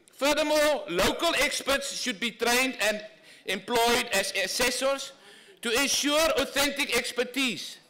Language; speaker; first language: English; non-native, local second language; Afrikaans